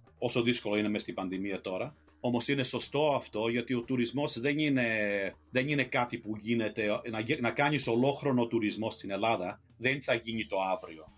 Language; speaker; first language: Greek; early bilingual, heritage; Greek